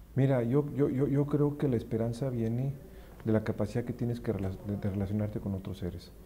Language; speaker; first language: Spanish; native; Spanish